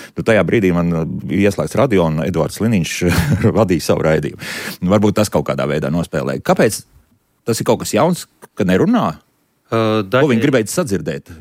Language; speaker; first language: Latvian; native; Latvian